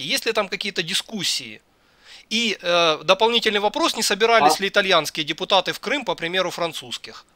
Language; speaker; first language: Russian; native; Russian